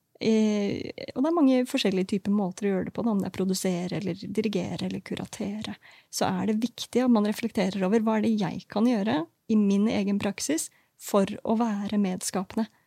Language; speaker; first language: Norwegian; native; Norwegian